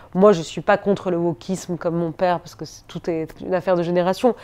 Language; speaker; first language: French; native; French